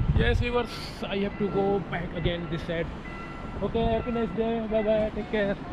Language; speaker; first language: English; non-native, learner; Urdu